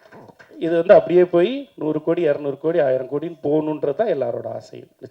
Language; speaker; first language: Tamil; native; Tamil